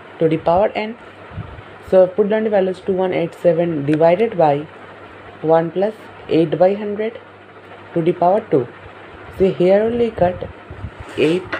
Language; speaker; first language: English; non-native, local second language; Hindi